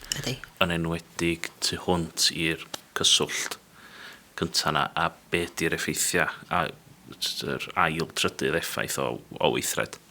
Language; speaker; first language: Welsh; native; Welsh